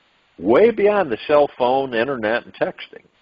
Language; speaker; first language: English; native; English